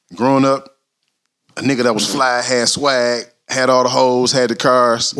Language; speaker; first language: English; native; English